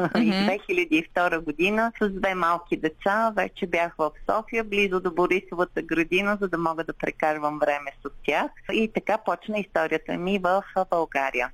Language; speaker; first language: Bulgarian; non-native, local second language; Turkish